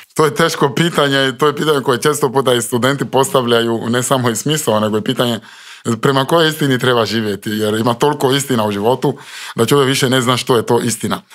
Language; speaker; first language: Croatian; non-native, fluent; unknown